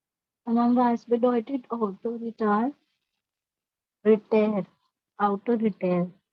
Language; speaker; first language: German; non-native, learner; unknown